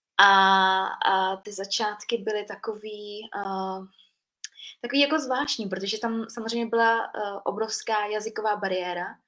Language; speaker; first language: Czech; early bilingual, other home language; Vietnamese